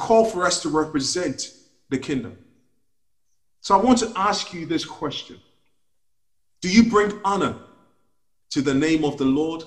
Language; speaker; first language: English; non-native, local second language; Akan